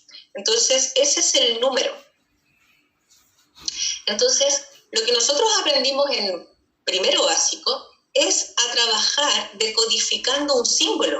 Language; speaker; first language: Spanish; native; Spanish